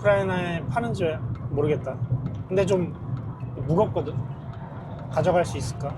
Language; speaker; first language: Korean; native; Korean